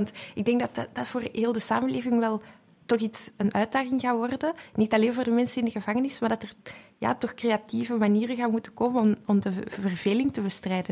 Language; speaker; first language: Dutch; native; Dutch